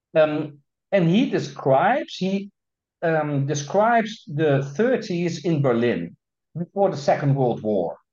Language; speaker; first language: English; non-native, fluent; Dutch